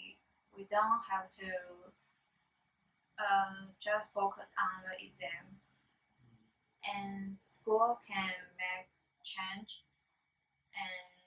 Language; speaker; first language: English; non-native, learner; Chinese